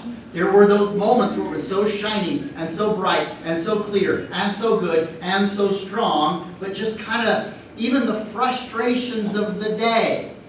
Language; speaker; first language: English; native; English